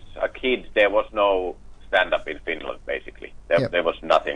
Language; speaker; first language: English; non-native, fluent; Finnish